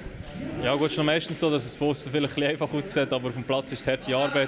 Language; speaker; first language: German; native; German